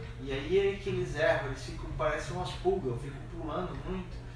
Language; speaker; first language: Portuguese; native; Portuguese